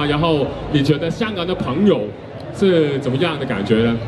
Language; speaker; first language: Chinese; non-native, local second language; Cantonese